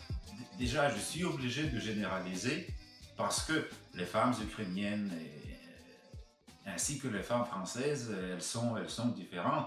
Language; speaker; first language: French; non-native, fluent; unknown